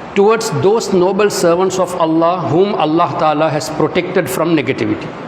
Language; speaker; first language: English; non-native, local second language; Tamil